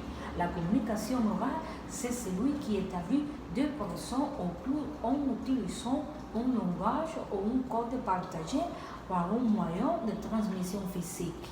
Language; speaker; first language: French; non-native, learner; Spanish